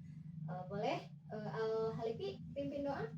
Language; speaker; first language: Indonesian; native; Indonesian